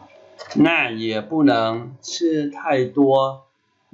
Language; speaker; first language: Chinese; non-native, fluent; Khmer